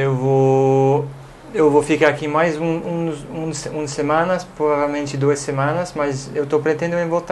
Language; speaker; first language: Portuguese; non-native, fluent; English